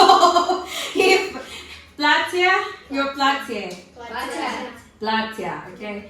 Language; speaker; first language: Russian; non-native, learner; Filipino